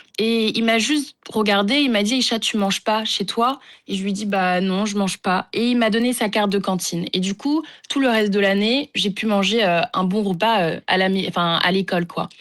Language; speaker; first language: French; early bilingual, other home language; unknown